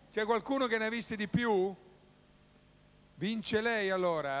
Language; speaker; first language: Italian; native; Italian